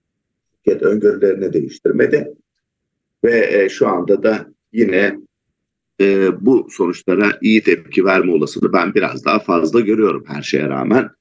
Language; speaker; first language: Turkish; native; Turkish